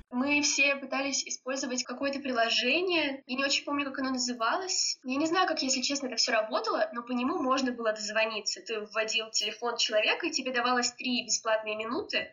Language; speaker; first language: Russian; native; Russian